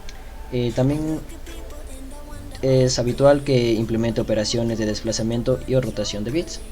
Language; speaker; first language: Spanish; native; Spanish